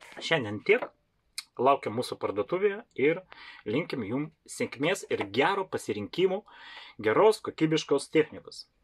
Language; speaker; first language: Lithuanian; non-native, local second language; Russian